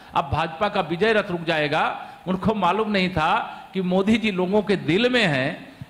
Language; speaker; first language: Hindi; native; Hindi